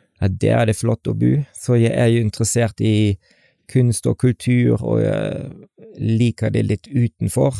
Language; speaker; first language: Norwegian; non-native, fluent; German